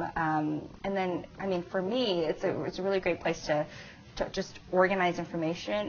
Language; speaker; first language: English; native; English